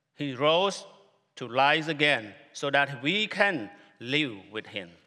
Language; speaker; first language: English; non-native, fluent; Khmer